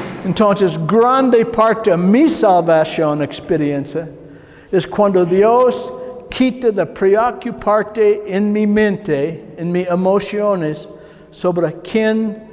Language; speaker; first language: Spanish; non-native, learner; English